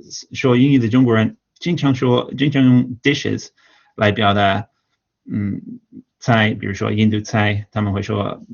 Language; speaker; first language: Chinese; non-native, fluent; English